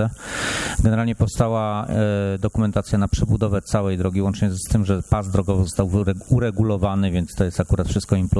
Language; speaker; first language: Polish; native; Polish